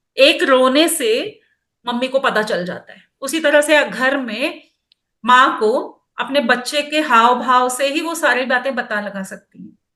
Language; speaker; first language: Hindi; non-native, local second language; Kannada